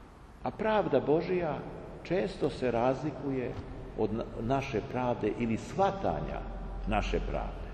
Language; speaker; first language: Serbian; native; Serbian